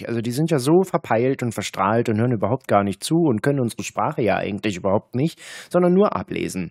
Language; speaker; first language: German; native; German